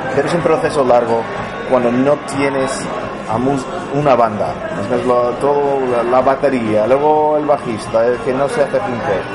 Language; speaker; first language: Spanish; non-native, fluent; English